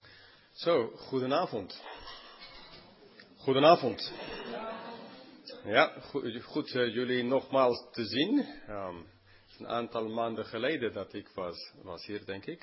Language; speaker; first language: Dutch; non-native, fluent; English